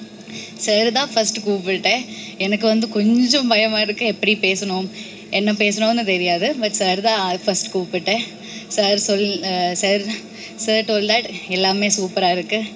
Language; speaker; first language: Tamil; non-native, learner; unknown